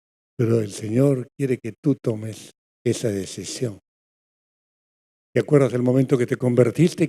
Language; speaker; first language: Spanish; native; Spanish